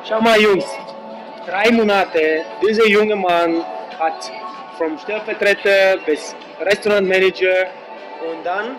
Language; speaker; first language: German; non-native, learner; English